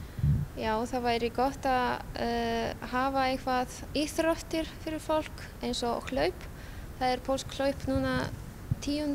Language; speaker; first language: Icelandic; non-native, fluent; Polish